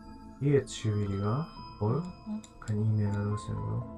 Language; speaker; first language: German; non-native, learner; Japanese